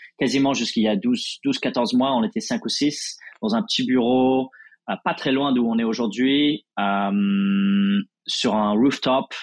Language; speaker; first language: French; non-native, fluent; English